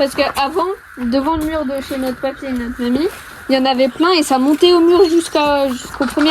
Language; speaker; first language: French; native; French